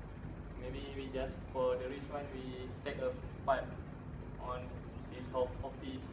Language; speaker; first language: English; non-native, local second language; Malay